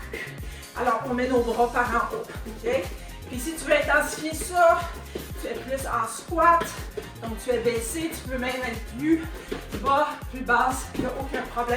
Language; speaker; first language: French; native; French